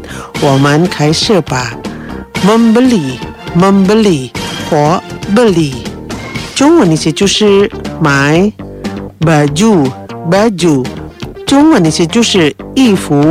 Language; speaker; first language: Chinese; non-native, fluent; Indonesian